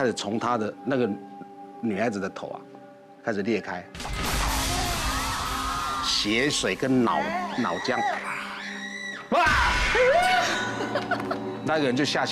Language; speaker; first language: Chinese; native; Chinese